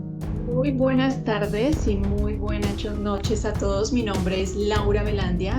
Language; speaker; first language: Spanish; native; Spanish